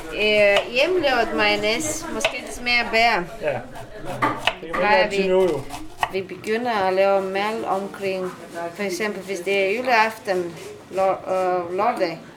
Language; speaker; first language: Danish; non-native, learner; Romanian